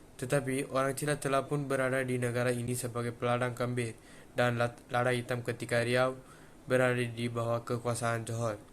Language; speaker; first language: Malay; non-native, local second language; Tamil